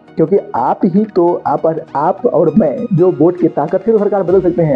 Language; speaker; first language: Hindi; native; Hindi